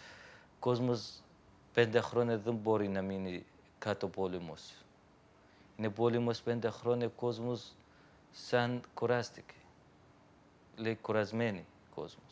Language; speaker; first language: Greek; non-native, learner; Arabic